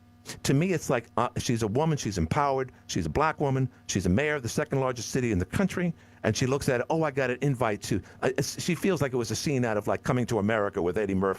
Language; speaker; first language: English; native; English